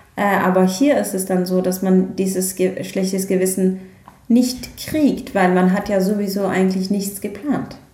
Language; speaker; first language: German; non-native, fluent; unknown